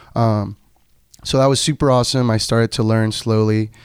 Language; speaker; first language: English; non-native, fluent; Spanish